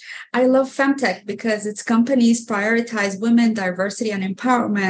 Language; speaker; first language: English; non-native, fluent; Arabic